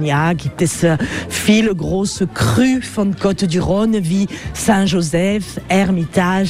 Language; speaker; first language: German; non-native, learner; French